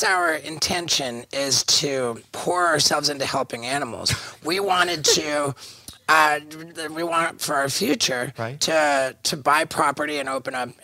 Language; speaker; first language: English; native; English